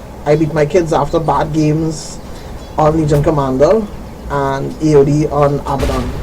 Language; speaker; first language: English; native; English